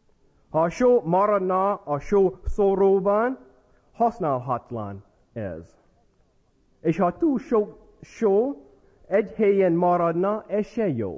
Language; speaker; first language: Hungarian; non-native, fluent; English